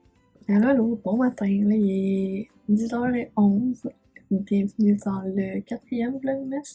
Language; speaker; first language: French; native; French